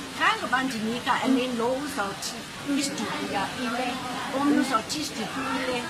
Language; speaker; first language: Xhosa; non-native, local second language; English